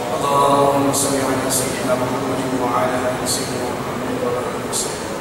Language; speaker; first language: Malay; non-native, fluent; Urdu